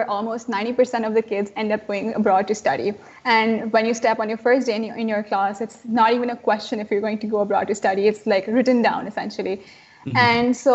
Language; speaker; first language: English; non-native, local second language; Urdu